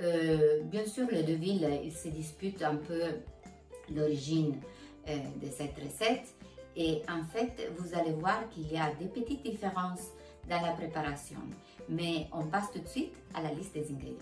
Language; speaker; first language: French; non-native, fluent; Italian